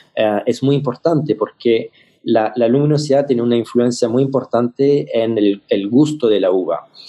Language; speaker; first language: Spanish; non-native, fluent; French